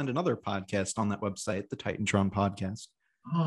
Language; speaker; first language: English; native; English